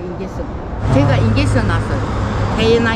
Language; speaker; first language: Korean; early bilingual, heritage; Korean